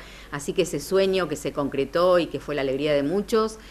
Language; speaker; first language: Spanish; native; Spanish